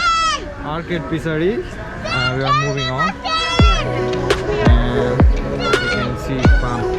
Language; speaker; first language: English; non-native, fluent; Nepali